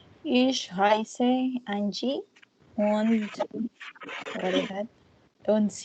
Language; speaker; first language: German; non-native, learner; Filipino